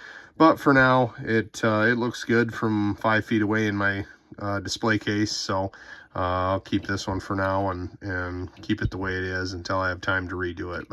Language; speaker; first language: English; native; English